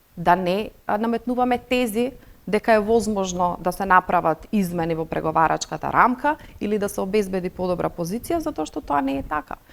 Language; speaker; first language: Macedonian; non-native, local second language; Bosnian